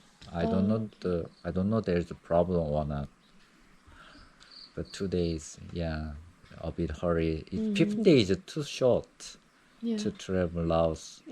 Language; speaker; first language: English; non-native, learner; Korean